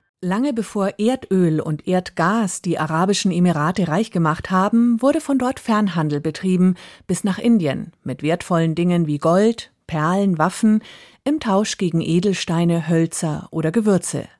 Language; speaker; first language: German; native; German